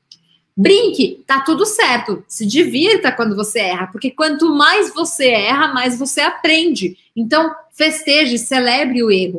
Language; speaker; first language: Portuguese; native; Portuguese